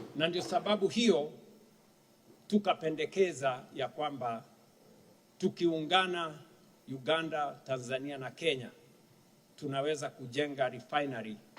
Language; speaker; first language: Swahili; non-native, local second language; Kalenjin